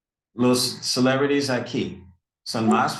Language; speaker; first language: Spanish; non-native, fluent; English